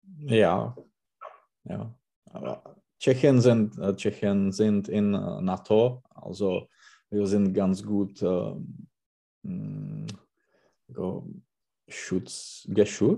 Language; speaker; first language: German; non-native, learner; Czech